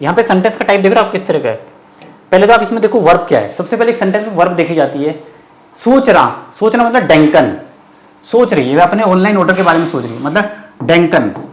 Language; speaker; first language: Hindi; native; Hindi